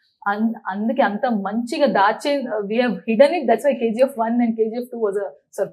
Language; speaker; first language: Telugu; non-native, local second language; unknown